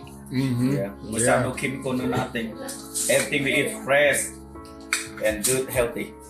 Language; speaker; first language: English; non-native, learner; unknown